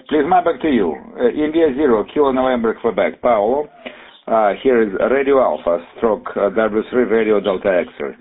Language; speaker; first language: English; non-native, fluent; Russian